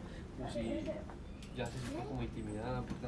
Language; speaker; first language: Spanish; native; Spanish